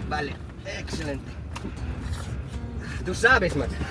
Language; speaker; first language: Spanish; non-native, learner; English